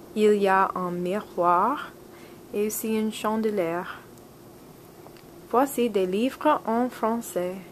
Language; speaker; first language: French; non-native, learner; English